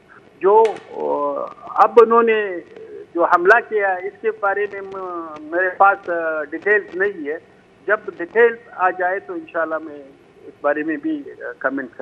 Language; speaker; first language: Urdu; non-native, fluent; Pashto